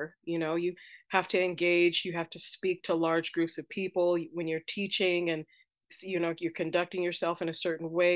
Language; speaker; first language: English; native; English